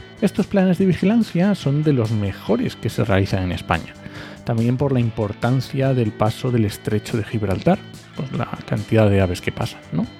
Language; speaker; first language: Spanish; native; Spanish